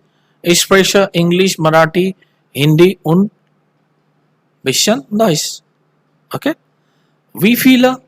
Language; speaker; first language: German; non-native, fluent; Marathi